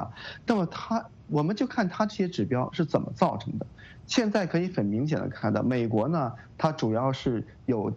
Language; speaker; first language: Chinese; native; Chinese